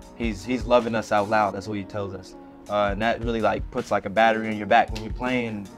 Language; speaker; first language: English; native; English